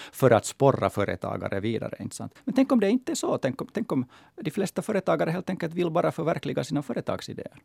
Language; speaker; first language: Swedish; native; Swedish